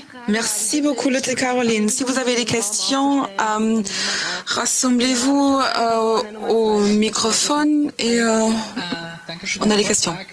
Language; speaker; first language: French; non-native, fluent; German